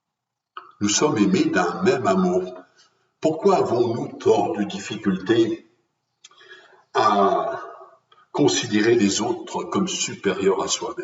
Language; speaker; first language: French; native; French